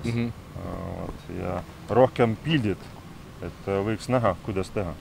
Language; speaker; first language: Estonian; non-native, local second language; Russian